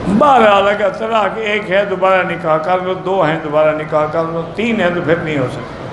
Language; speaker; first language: Urdu; early bilingual, heritage; Urdu